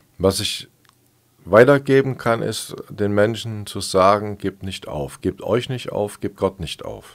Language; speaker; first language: German; native; German